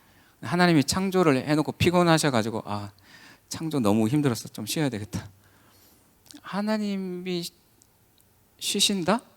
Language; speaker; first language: Korean; native; Korean